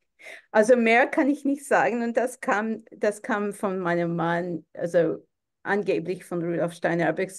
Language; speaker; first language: German; non-native, fluent; English